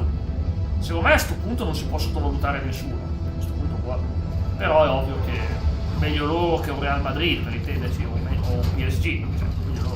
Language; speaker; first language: Italian; native; Italian